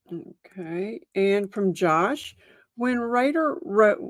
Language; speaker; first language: English; native; English